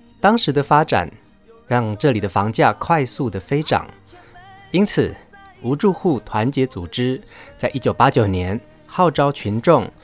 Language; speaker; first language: Chinese; native; Chinese